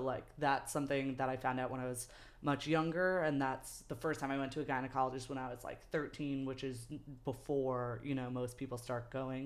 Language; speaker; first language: English; native; English